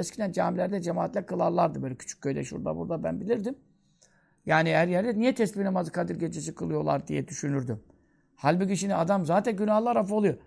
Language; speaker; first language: Turkish; native; Turkish